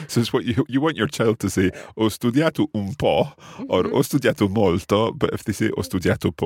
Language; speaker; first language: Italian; non-native, fluent; English